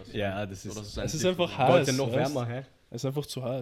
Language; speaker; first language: German; native; German